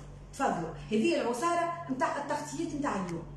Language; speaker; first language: Arabic; native; Arabic